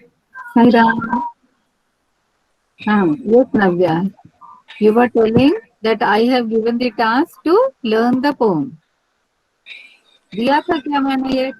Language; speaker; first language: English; non-native, fluent; Hindi